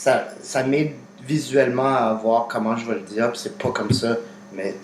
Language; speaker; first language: French; native; French